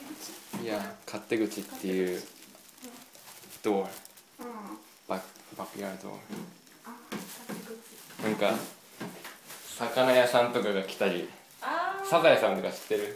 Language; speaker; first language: Japanese; native; Japanese